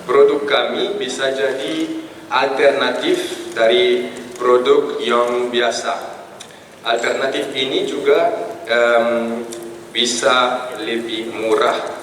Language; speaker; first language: Indonesian; non-native, fluent; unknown